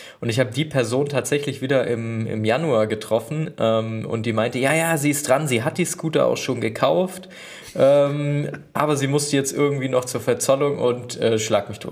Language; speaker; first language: German; native; German